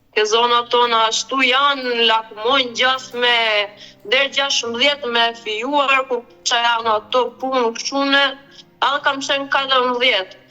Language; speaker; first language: Albanian; early bilingual, heritage; Albanian